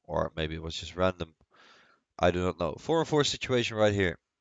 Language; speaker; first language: English; non-native, fluent; Dutch